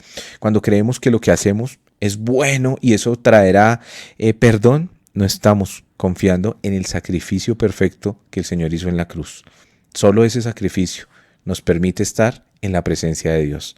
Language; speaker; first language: Spanish; native; Spanish